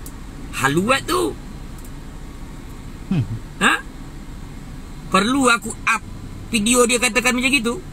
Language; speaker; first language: Indonesian; non-native, local second language; Malay